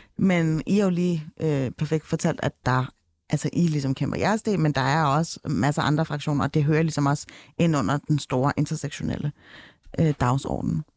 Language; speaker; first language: Danish; early bilingual, other home language; Turkish